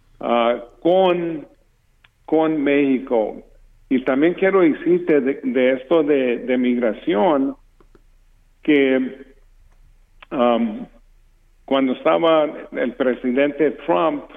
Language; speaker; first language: Spanish; early bilingual, heritage; English